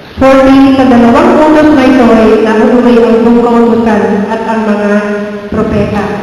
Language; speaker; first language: Filipino; non-native, local second language; Cebuano